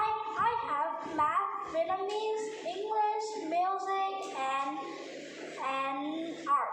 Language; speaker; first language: English; non-native, learner; Vietnamese